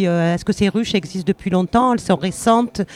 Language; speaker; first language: French; native; French